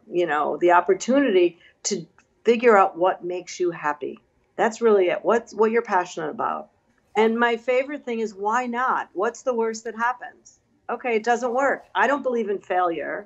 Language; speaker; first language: English; native; English